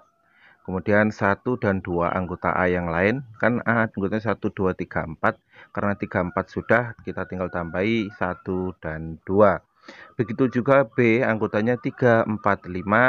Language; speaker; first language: Indonesian; native; Indonesian